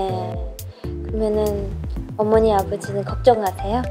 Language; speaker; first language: Korean; early bilingual, heritage; English